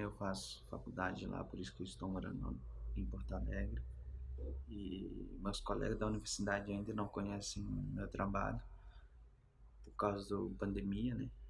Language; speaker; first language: Portuguese; non-native, local second language; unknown